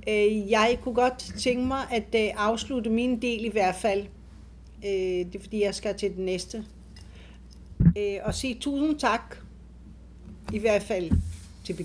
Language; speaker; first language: Danish; non-native, fluent; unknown